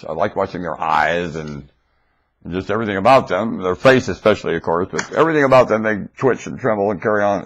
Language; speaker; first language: English; native; English